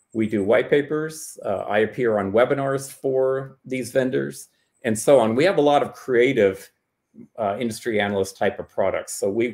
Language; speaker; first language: English; native; English